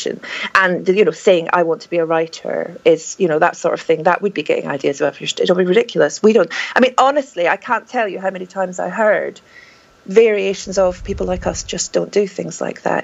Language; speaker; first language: English; native; English